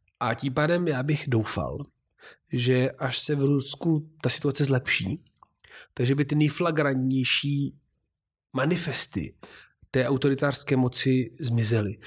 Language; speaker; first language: Czech; non-native, fluent; Italian